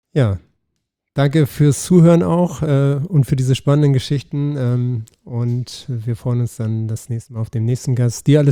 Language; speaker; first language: German; native; German